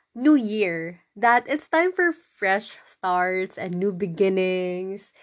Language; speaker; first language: English; non-native, local second language; Cebuano